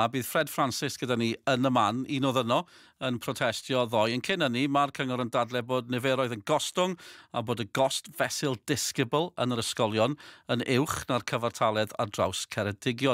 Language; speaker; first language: Welsh; native; Welsh